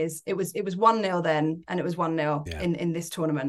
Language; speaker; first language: English; native; English